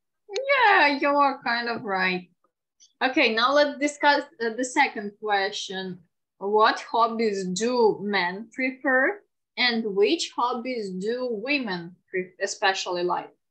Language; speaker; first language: English; non-native, fluent; Ukrainian